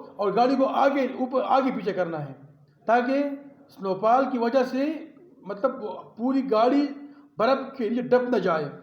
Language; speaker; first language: Urdu; non-native, local second language; Pashto